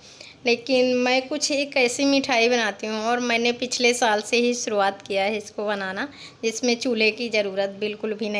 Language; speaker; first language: Hindi; native; Hindi